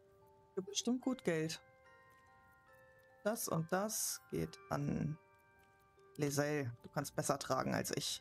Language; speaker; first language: German; native; German